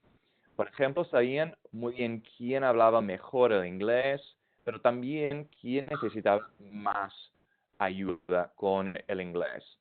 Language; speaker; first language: Spanish; non-native, fluent; English